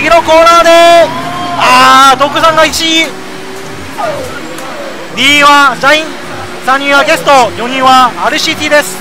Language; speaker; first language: Japanese; non-native, learner; Korean